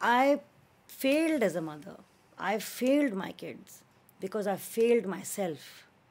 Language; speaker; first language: English; early bilingual, other home language; Hindi